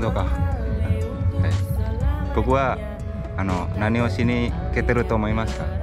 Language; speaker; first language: Japanese; non-native, fluent; Indonesian